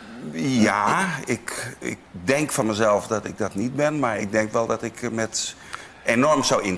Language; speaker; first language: Dutch; native; Dutch